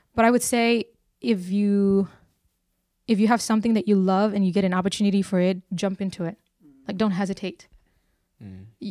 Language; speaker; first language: English; early bilingual, other home language; Burmese